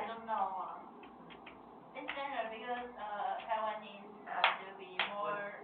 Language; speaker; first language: English; non-native, learner; Chinese